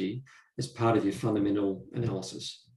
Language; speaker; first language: English; native; English